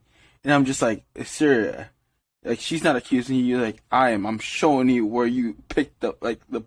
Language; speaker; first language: English; native; English